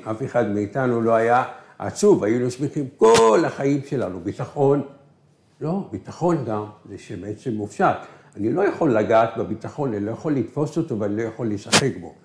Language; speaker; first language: Hebrew; non-native, local second language; Arabic